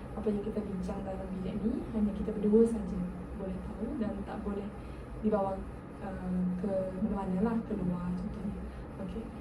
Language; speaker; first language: Malay; non-native, local second language; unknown